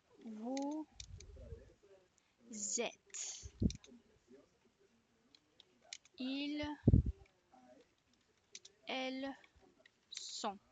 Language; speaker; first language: French; non-native, fluent; Spanish